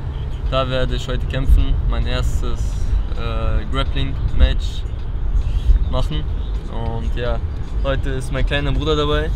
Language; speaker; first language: German; early bilingual, other home language; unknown